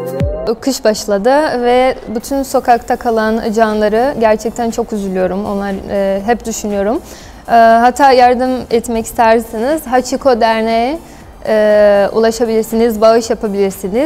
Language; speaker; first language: Turkish; non-native, fluent; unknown